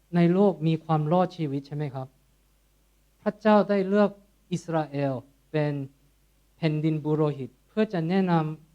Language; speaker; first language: Thai; non-native, fluent; Korean